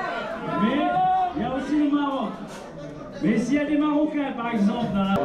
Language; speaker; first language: French; non-native, fluent; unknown